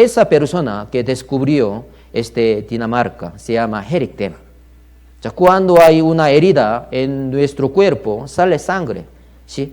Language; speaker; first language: Spanish; non-native, learner; Korean